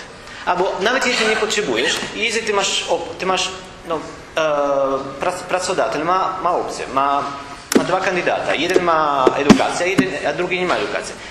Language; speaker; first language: Polish; non-native, learner; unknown